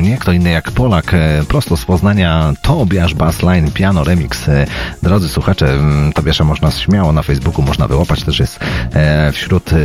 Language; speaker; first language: Polish; native; Polish